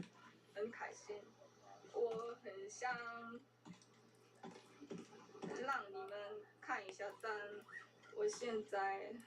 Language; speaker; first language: Chinese; non-native, learner; Korean